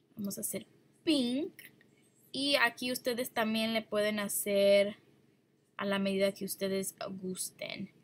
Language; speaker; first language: Spanish; early bilingual, heritage; Spanish